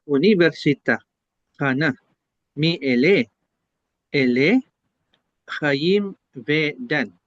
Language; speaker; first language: Hebrew; non-native, learner; Indonesian